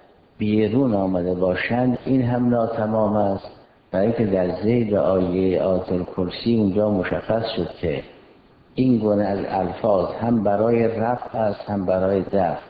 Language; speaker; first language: Persian; native; Persian